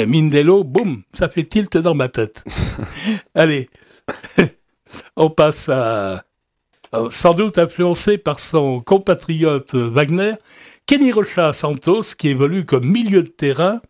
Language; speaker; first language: French; native; French